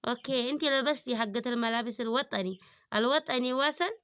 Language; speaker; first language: Arabic; early bilingual, other home language; Amharic